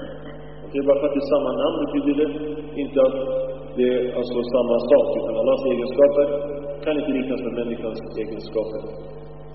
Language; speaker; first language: Swedish; early bilingual, other home language; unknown